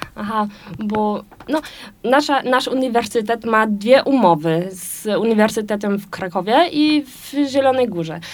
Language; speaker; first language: Polish; non-native, learner; German